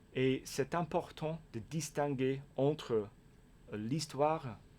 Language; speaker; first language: French; non-native, fluent; English